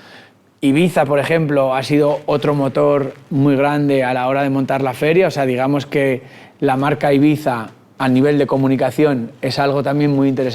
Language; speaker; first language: Spanish; native; Spanish